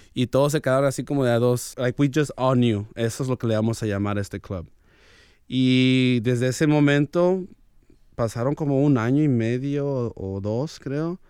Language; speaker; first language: Spanish; early bilingual, heritage; Spanish